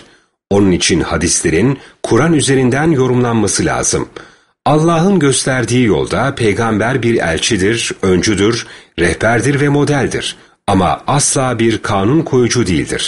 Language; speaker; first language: Turkish; native; Turkish